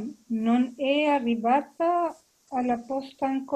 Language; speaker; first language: Italian; non-native, learner; Spanish